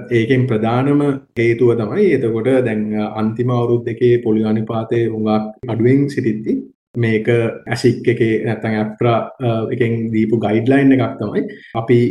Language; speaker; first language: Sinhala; non-native, local second language; Tamil